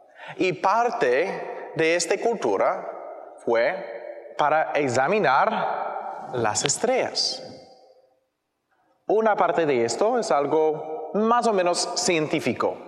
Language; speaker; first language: Spanish; non-native, learner; English